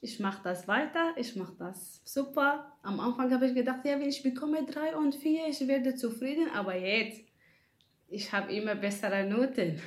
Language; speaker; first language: German; non-native, learner; Arabic